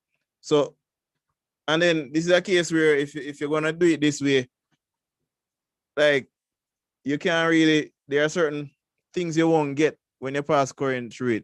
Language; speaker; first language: English; native; English